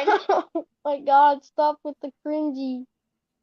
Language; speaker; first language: English; native; English